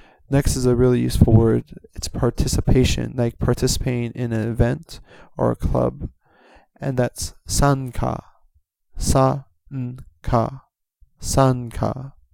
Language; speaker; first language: English; native; English